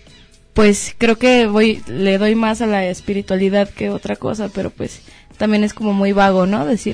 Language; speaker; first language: Spanish; native; Spanish